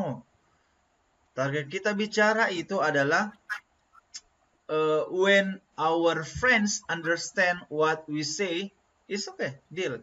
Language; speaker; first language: English; non-native, learner; Indonesian